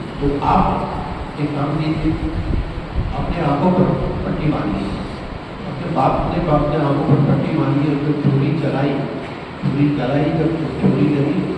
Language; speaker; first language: Urdu; native; Urdu